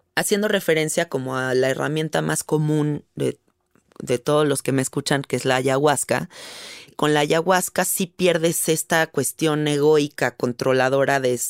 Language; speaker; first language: Spanish; native; Spanish